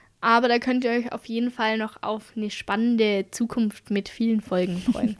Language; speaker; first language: German; native; German